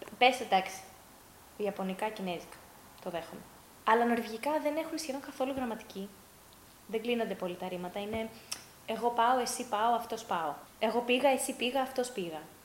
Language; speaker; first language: Greek; early bilingual, heritage; Greek